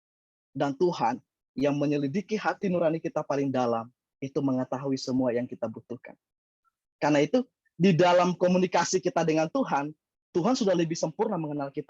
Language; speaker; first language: Indonesian; native; Indonesian